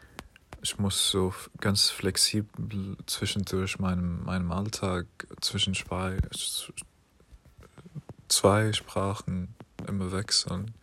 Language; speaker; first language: German; non-native, learner; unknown